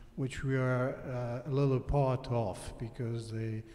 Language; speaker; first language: English; non-native, fluent; Polish